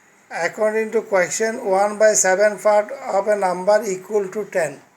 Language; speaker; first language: English; non-native, fluent; Bangla